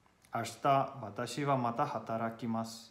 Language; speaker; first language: Japanese; non-native, learner; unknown